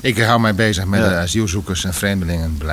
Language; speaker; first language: Dutch; native; Dutch